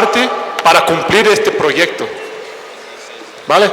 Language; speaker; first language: Spanish; non-native, fluent; Portuguese